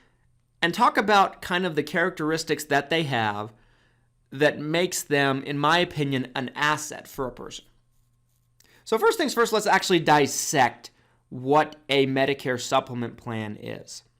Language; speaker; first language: English; native; English